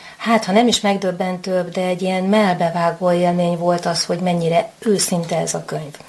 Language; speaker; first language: Hungarian; native; Hungarian